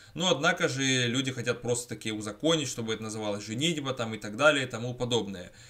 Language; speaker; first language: Russian; native; Russian